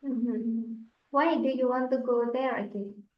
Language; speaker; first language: English; non-native, fluent; Indonesian